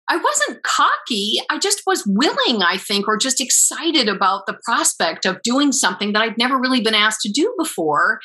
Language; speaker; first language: English; native; English